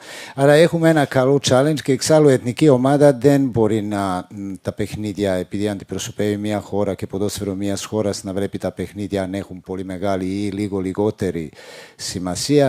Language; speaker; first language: Greek; non-native, fluent; Serbian